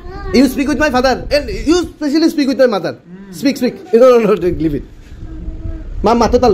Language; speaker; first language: English; non-native, local second language; Bangla